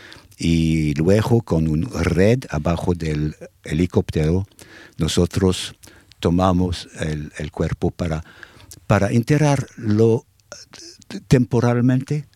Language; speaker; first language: Spanish; non-native, fluent; English